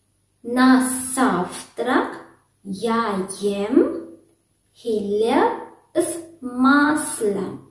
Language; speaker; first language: Russian; non-native, learner; Sinhala